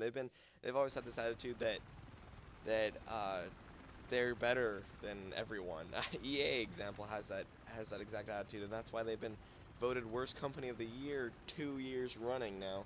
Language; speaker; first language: English; native; English